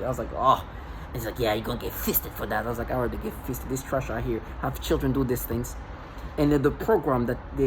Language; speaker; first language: English; non-native, fluent; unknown